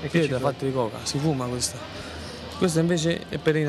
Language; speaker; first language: Italian; native; Italian